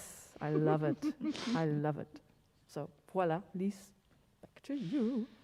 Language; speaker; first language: English; non-native, fluent; Dutch